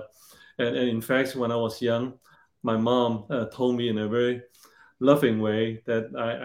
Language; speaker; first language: English; non-native, local second language; Cantonese